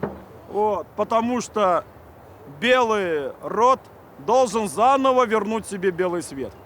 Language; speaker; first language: Russian; native; Russian